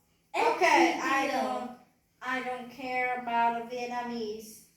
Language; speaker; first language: English; non-native, learner; Vietnamese